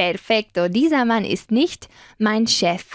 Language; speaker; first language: German; non-native, fluent; Spanish